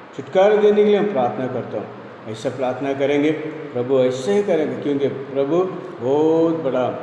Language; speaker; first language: Hindi; non-native, local second language; Tamil